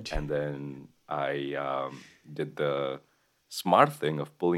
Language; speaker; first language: English; non-native, local second language; Nepali